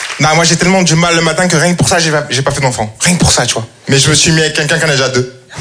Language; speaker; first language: French; native; French